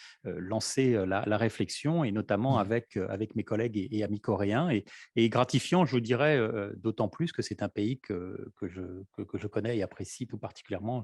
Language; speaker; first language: French; native; French